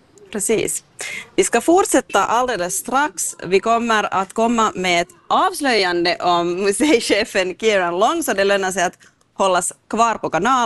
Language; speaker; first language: Swedish; native; Swedish